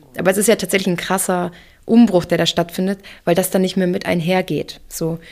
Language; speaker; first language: German; early bilingual, other home language; English